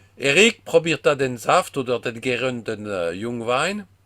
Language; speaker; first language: German; non-native, fluent; French